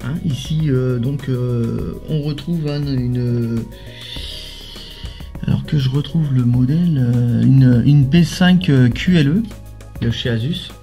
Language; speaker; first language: French; native; French